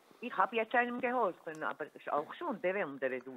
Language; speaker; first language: German; native; German